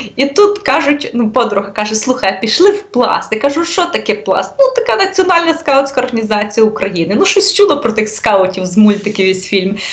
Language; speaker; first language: Ukrainian; native; Ukrainian